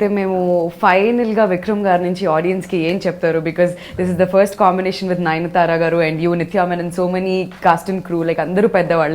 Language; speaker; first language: Telugu; native; Telugu